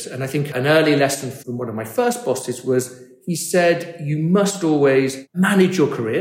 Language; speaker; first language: English; native; English